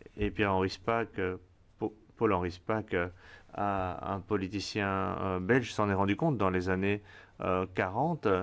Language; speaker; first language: French; non-native, fluent; Spanish